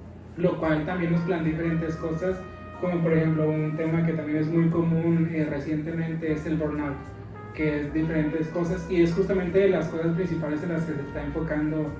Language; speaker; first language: Spanish; native; Spanish